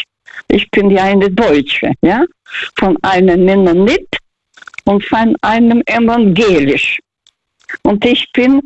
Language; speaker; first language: German; early bilingual, other home language; Russian